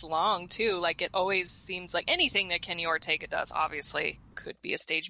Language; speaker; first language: English; native; English